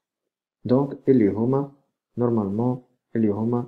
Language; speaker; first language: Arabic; native; Arabic